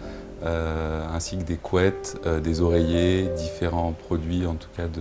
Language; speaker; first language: French; native; French